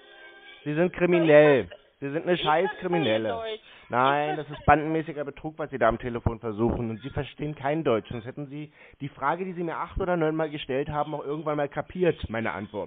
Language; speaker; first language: German; native; German